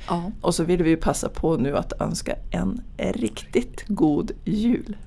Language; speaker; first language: Swedish; native; Swedish